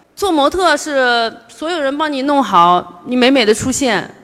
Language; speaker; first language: Chinese; native; Chinese